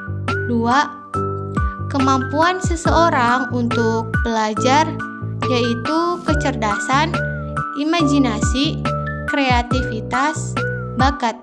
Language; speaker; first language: Indonesian; native; Indonesian